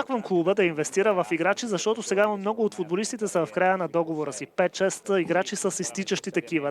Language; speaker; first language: Bulgarian; non-native, fluent; Italian